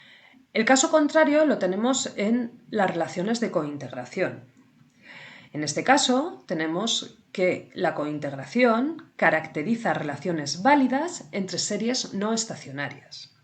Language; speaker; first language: Spanish; native; Spanish